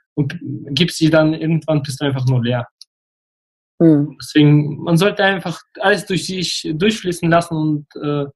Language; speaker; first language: German; early bilingual, other home language; Russian